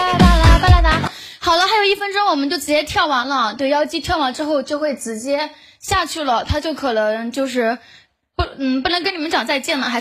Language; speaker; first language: Chinese; native; Chinese